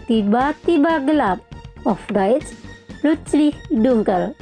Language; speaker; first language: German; non-native, fluent; Indonesian